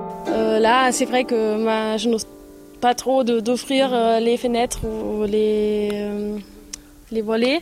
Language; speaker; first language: French; non-native, fluent; German